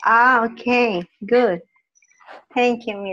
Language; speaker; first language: English; non-native, learner; Spanish